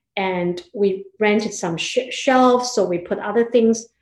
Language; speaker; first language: English; non-native, fluent; Chinese